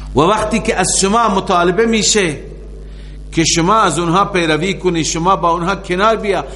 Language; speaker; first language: Persian; native; Persian